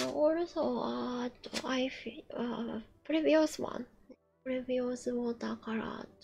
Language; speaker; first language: English; non-native, learner; Japanese